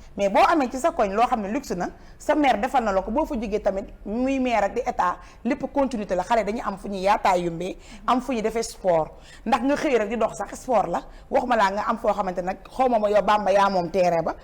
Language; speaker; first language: Wolof; native; Wolof